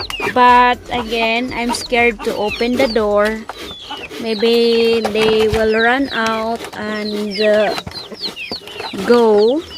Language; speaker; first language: English; non-native, local second language; Filipino